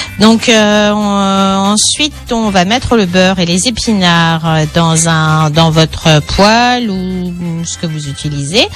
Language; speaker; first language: French; native; French